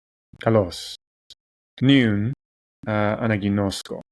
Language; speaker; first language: Greek; non-native, learner; English